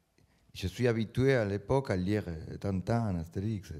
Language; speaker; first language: French; non-native, learner; Spanish